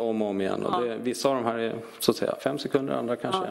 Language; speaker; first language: Swedish; native; Swedish